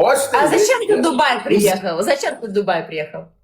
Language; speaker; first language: Russian; native; Russian